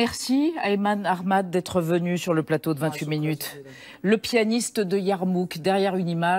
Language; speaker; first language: French; native; French